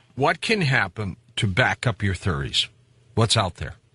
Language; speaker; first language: English; native; English